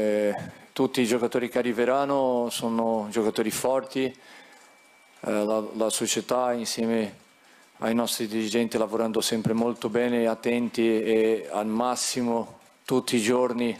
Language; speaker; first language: Italian; non-native, fluent; Portuguese